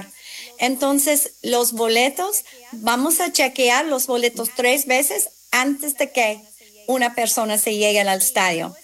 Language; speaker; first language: Spanish; non-native, fluent; English